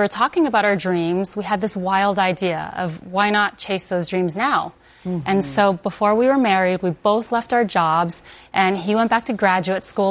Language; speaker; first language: English; non-native, local second language; Chinese